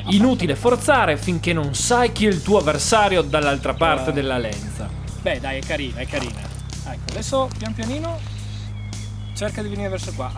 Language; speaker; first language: Italian; native; Italian